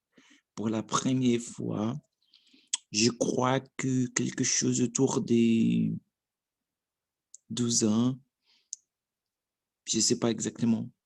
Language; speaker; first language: French; non-native, learner; Portuguese